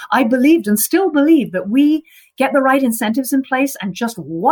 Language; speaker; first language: English; native; English